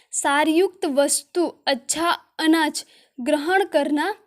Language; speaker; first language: Hindi; non-native, local second language; Gujarati